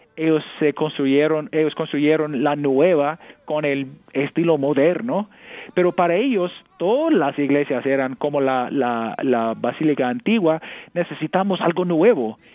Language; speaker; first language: Spanish; early bilingual, heritage; Spanish